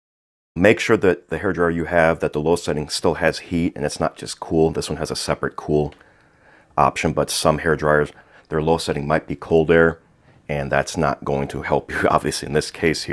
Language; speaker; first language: English; native; English